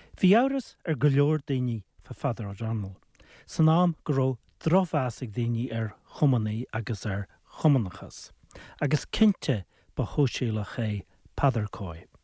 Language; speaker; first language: Irish; native; Irish